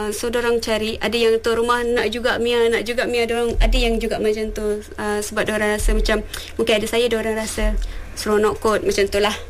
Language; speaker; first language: Malay; non-native, local second language; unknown